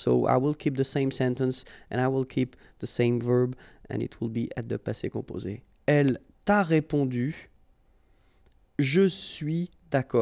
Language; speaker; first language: English; non-native, fluent; French